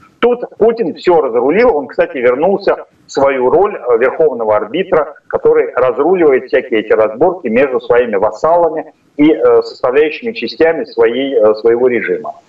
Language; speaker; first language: Russian; native; Russian